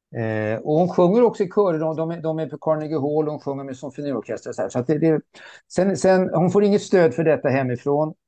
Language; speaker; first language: Swedish; early bilingual, other home language; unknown